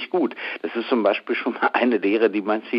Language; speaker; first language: German; native; German